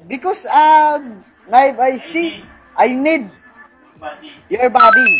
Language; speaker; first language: English; non-native, learner; Filipino